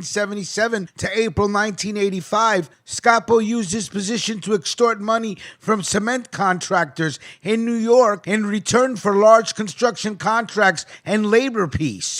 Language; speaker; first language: English; native; English